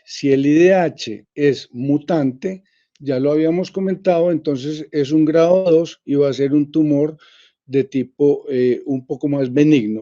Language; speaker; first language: Spanish; native; Spanish